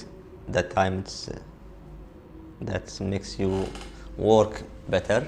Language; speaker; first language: English; non-native, learner; Arabic